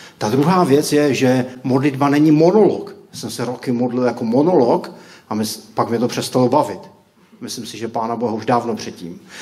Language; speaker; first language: Czech; native; Czech